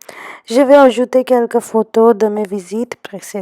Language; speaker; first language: French; non-native, fluent; Hindi